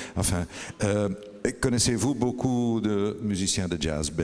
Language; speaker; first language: French; non-native, local second language; Dutch